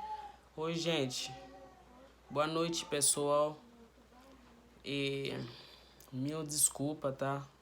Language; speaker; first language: Portuguese; non-native, learner; Haitian Creole